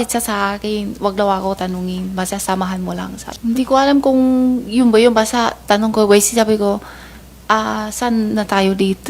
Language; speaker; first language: Filipino; non-native, learner; Chinese